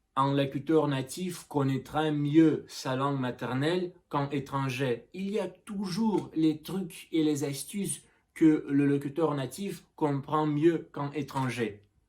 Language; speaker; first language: French; non-native, learner; Russian